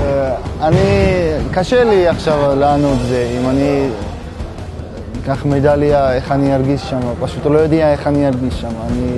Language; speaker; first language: Hebrew; non-native, learner; Georgian